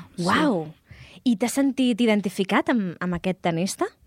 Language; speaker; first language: Catalan; native; Catalan